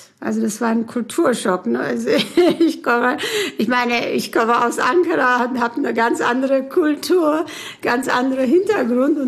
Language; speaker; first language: German; early bilingual, other home language; Turkish